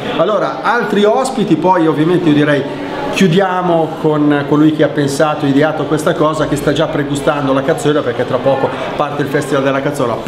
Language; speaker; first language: Italian; native; Italian